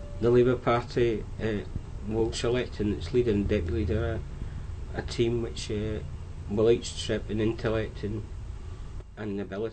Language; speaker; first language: English; native; English